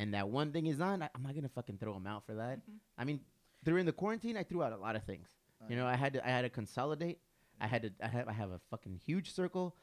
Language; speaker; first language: English; early bilingual, other home language; Spanish